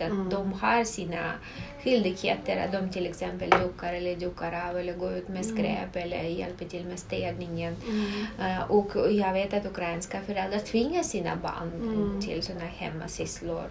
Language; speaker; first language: Swedish; non-native, fluent; Russian